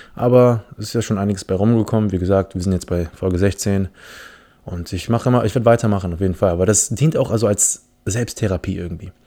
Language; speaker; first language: German; early bilingual, other home language; English